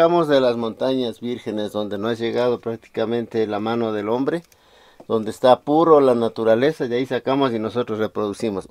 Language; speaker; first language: Spanish; native; Spanish